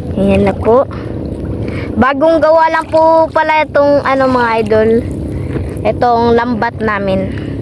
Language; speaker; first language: Filipino; non-native, local second language; Cebuano